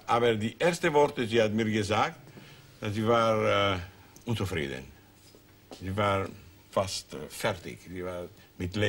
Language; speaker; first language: German; non-native, learner; Italian